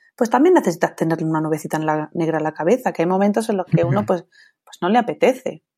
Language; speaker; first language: Spanish; native; Spanish